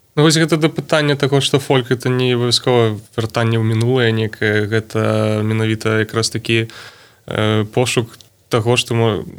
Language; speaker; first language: Belarusian; non-native, local second language; Russian